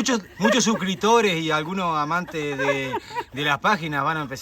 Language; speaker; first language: Spanish; native; Spanish